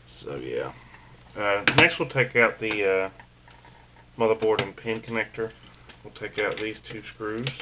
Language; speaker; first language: English; native; English